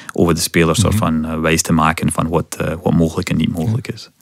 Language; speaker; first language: Dutch; non-native, fluent; English